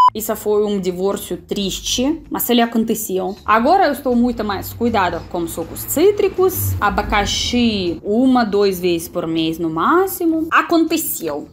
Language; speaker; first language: Portuguese; non-native, fluent; Russian